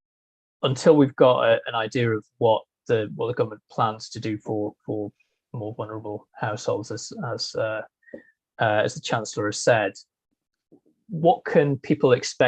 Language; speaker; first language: English; native; English